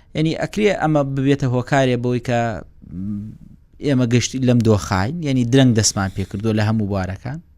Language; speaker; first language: Central Kurdish; native; Central Kurdish